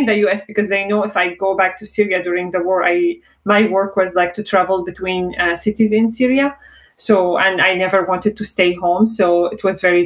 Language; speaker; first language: English; non-native, fluent; Arabic